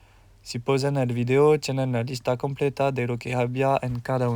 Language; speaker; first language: Spanish; non-native, learner; French